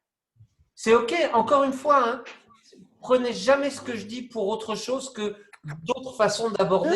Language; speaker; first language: French; native; French